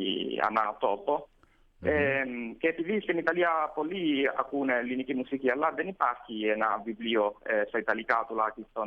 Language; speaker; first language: Greek; non-native, fluent; Italian